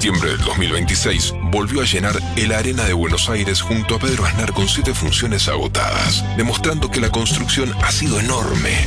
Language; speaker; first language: Spanish; native; Spanish